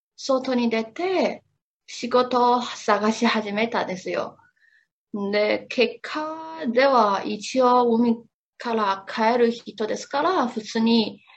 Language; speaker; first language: Japanese; non-native, fluent; Chinese